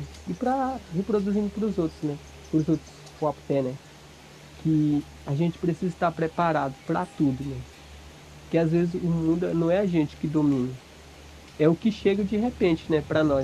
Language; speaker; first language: Portuguese; non-native, local second language; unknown